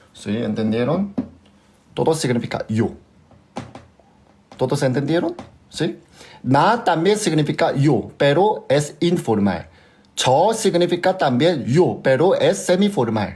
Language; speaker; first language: Spanish; non-native, fluent; Korean